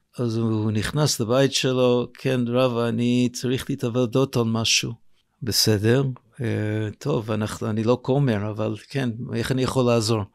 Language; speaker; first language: Hebrew; non-native, fluent; English